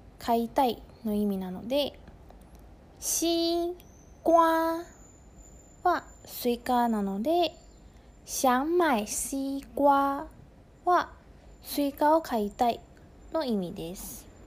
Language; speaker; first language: Japanese; non-native, fluent; Chinese